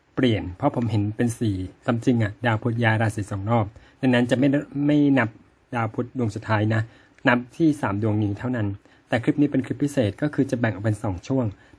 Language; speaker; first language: Thai; native; Thai